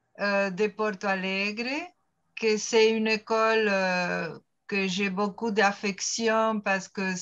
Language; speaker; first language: French; non-native, fluent; Portuguese